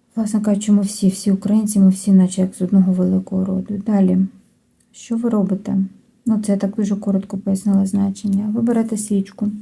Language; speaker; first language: Ukrainian; non-native, local second language; Russian